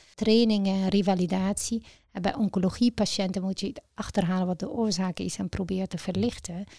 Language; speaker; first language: Dutch; non-native, fluent; Arabic